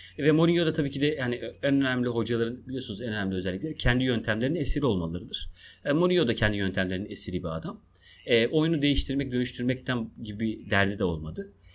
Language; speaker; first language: Turkish; non-native, local second language; Kurdish